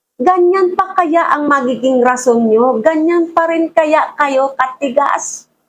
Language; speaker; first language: Filipino; native; Filipino